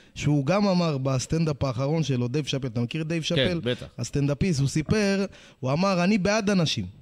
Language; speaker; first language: Hebrew; early bilingual, other home language; Amharic